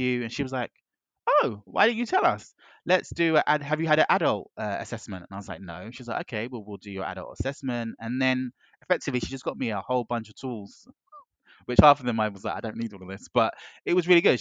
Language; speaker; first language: English; native; English